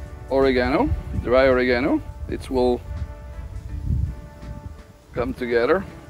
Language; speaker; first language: English; non-native, fluent; French